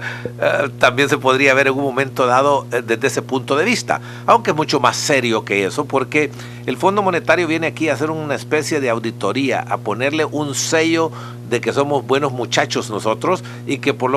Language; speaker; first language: Spanish; native; Spanish